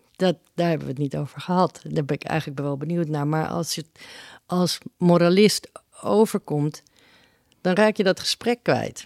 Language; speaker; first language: Dutch; early bilingual, other home language; Spanish